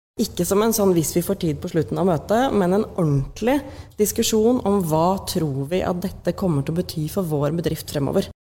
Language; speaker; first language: Norwegian; native; Norwegian